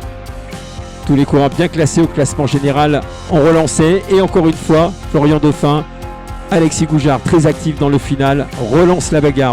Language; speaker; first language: French; native; French